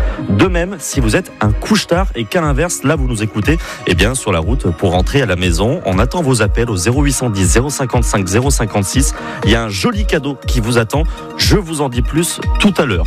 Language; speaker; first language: French; native; French